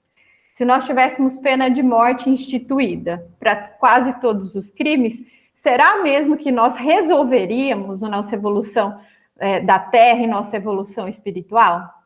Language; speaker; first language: Portuguese; native; Portuguese